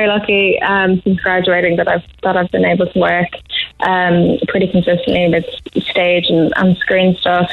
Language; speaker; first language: English; native; English